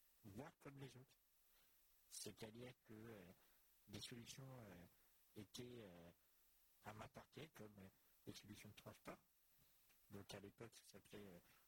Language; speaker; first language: French; native; French